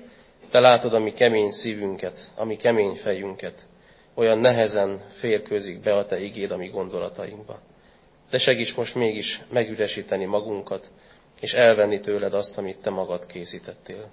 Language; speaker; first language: Hungarian; native; Hungarian